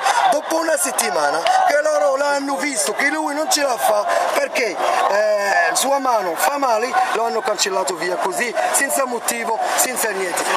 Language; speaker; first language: Italian; non-native, learner; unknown